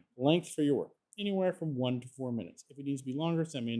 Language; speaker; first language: English; native; English